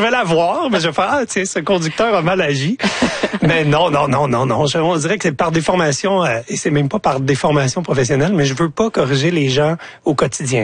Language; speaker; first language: French; native; French